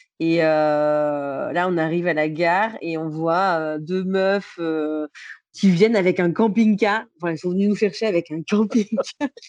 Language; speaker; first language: French; native; French